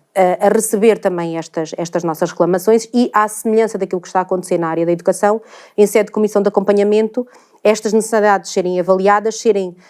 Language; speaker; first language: Portuguese; native; Portuguese